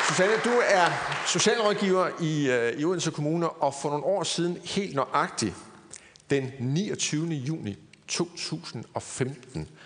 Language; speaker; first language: Danish; native; Danish